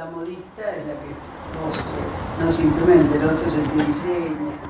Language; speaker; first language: Spanish; native; Spanish